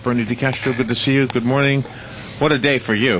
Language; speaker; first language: English; native; English